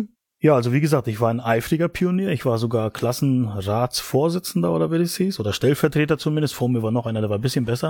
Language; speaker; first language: German; native; German